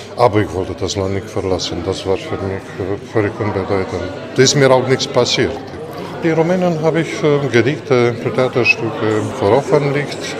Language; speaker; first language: German; non-native, fluent; Romanian